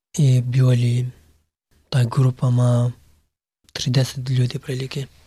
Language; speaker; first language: Serbian; non-native, learner; Pashto